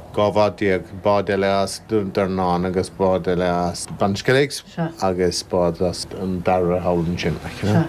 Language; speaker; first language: Irish; native; Irish